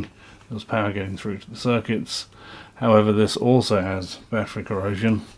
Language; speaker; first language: English; native; English